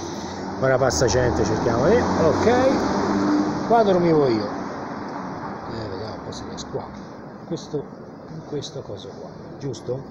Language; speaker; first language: Italian; native; Italian